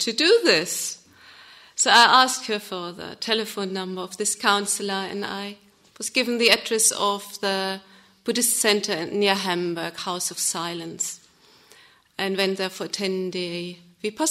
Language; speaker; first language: English; non-native, fluent; German